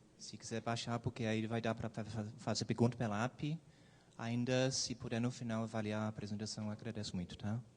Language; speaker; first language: Portuguese; non-native, fluent; English